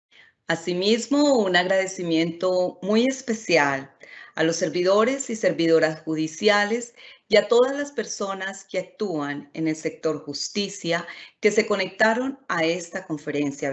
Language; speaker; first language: Spanish; native; Spanish